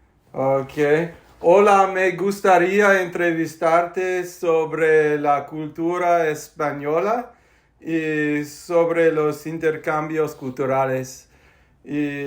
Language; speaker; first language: Spanish; non-native, fluent; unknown